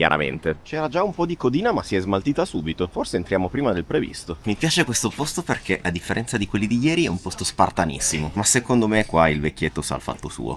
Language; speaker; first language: Italian; native; Italian